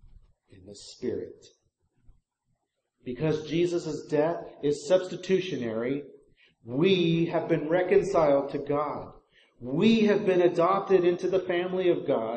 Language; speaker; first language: English; native; English